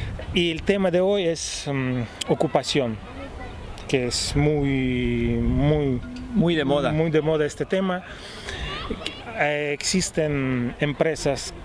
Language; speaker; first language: Spanish; non-native, fluent; Russian